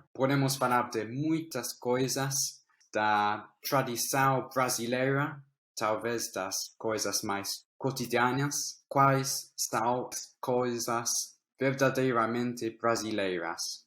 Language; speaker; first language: Portuguese; non-native, fluent; English